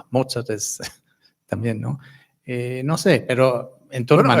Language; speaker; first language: Spanish; non-native, fluent; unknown